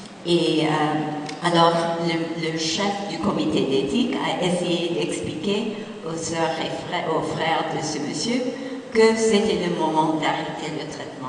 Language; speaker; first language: French; non-native, fluent; English